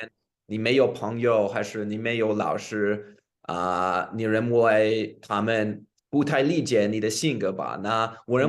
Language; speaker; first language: Chinese; non-native, fluent; English